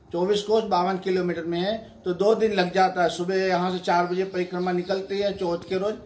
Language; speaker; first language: Hindi; non-native, local second language; Gujarati